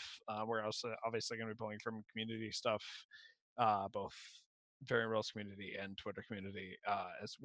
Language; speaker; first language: English; native; English